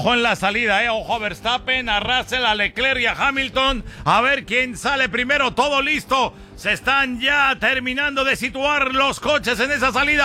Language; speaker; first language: Spanish; native; Spanish